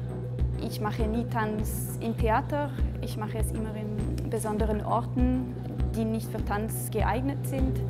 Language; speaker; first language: German; non-native, local second language; French